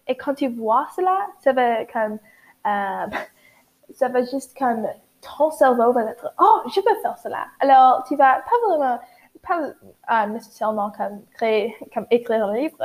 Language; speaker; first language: French; non-native, learner; English